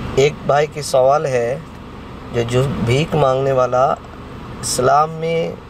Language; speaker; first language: Hindi; non-native, local second language; Bangla